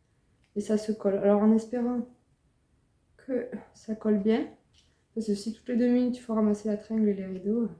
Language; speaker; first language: French; native; French